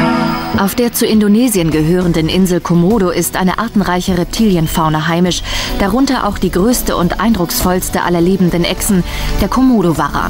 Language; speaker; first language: German; native; German